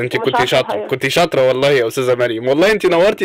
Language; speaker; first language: Arabic; native; Arabic